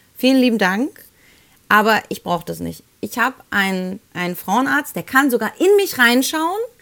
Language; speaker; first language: German; early bilingual, other home language; Spanish